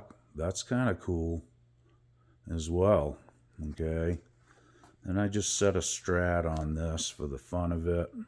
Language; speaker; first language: English; native; English